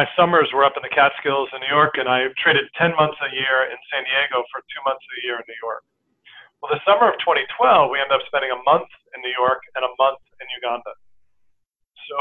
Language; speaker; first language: English; native; English